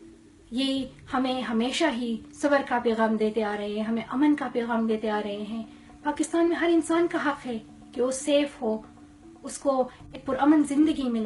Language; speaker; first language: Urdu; non-native, local second language; Pashto